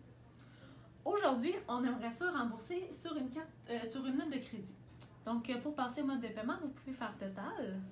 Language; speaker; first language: French; native; French